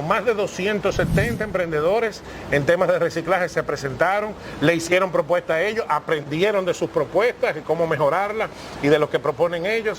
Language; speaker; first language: Spanish; native; Spanish